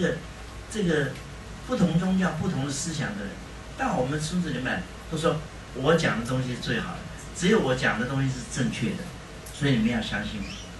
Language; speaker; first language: Chinese; native; Chinese